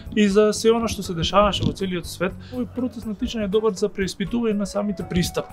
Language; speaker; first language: Macedonian; native; Macedonian